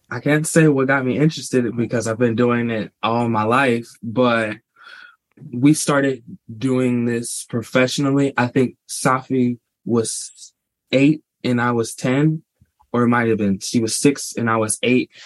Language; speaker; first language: English; native; English